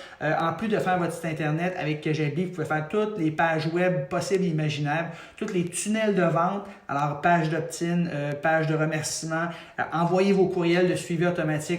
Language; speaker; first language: French; native; French